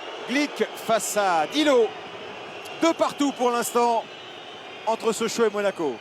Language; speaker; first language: French; native; French